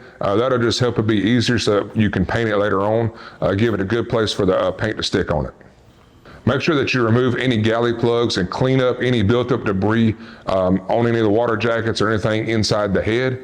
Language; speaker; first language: English; native; English